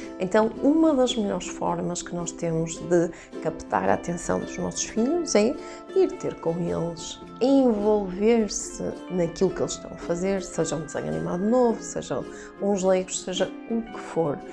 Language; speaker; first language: Portuguese; native; Portuguese